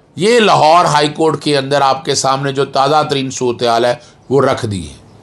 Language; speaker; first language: Urdu; non-native, local second language; Punjabi